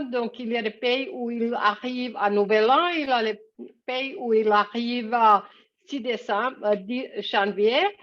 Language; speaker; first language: French; non-native, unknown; Finnish